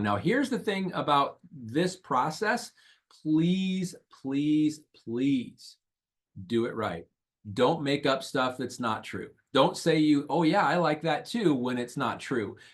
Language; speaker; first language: English; native; English